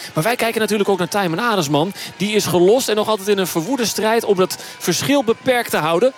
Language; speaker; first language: Dutch; native; Dutch